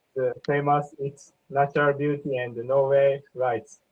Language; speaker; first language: English; non-native, learner; Japanese